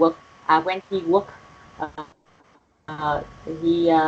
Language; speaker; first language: English; non-native, learner; Vietnamese